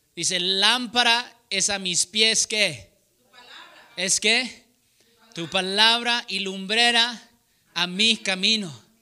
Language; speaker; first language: Spanish; early bilingual, heritage; Spanish